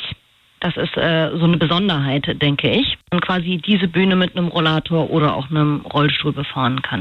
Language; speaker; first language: German; native; German